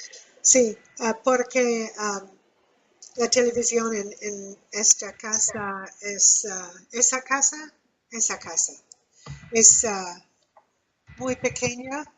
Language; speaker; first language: Spanish; non-native, learner; English